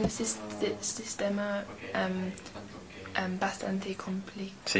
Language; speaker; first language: Spanish; non-native, learner; English